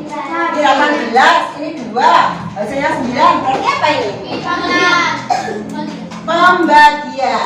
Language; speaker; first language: Indonesian; native; Indonesian